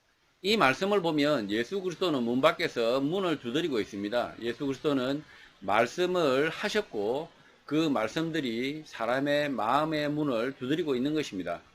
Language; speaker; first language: Korean; native; Korean